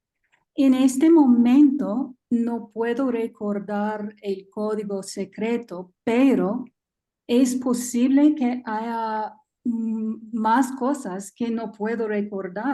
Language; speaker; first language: Spanish; non-native, learner; English